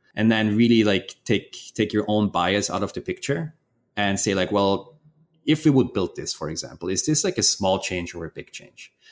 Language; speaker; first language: English; non-native, fluent; German